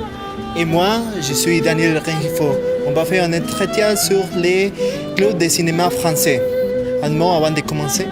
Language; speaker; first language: French; non-native, learner; Spanish